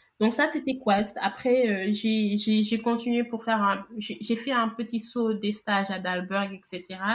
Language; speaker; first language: French; non-native, local second language; Wolof